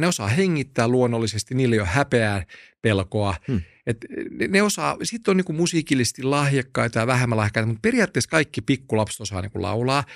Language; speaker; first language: Finnish; non-native, local second language; Swedish